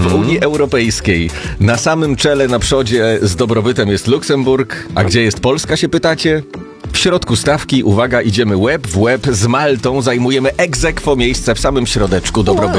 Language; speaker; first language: Polish; native; Polish